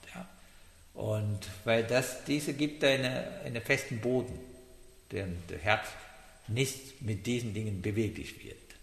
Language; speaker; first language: German; non-native, learner; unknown